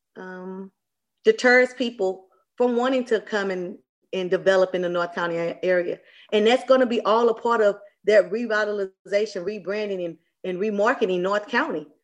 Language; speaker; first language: English; native; English